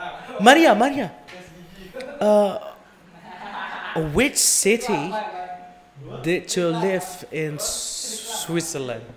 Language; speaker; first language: English; non-native, learner; Indonesian